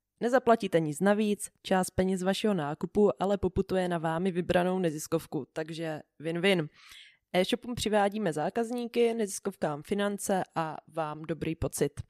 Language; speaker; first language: Czech; native; Czech